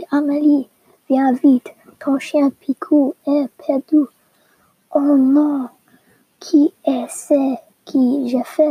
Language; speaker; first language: French; non-native, learner; English